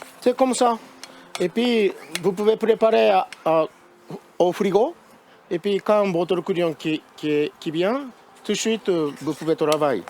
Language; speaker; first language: French; non-native, learner; Japanese